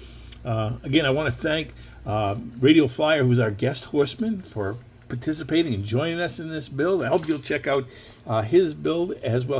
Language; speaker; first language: English; native; English